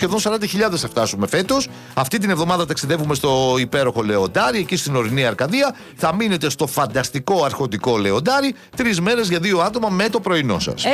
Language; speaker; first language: Greek; native; Greek